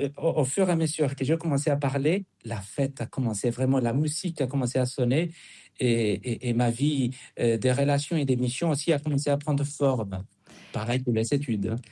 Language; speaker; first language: French; non-native, fluent; Spanish